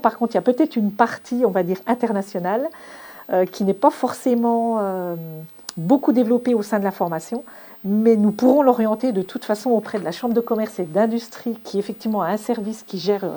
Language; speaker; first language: French; native; French